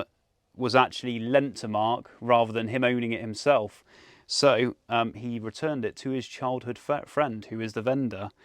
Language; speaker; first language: English; native; English